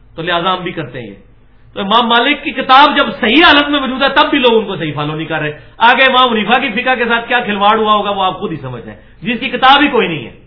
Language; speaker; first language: Urdu; non-native, local second language; Punjabi